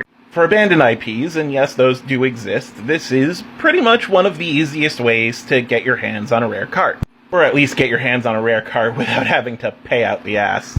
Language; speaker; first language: English; native; English